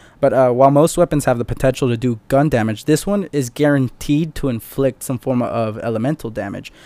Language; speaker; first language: English; early bilingual, other home language; Spanish